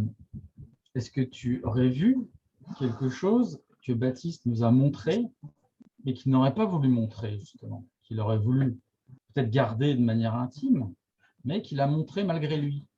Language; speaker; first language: French; native; French